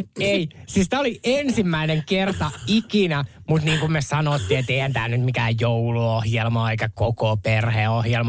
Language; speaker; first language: Finnish; native; Finnish